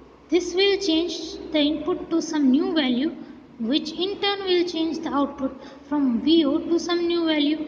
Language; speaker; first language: English; non-native, local second language; Gujarati